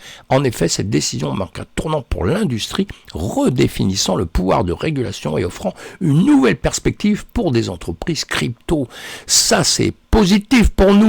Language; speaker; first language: French; native; French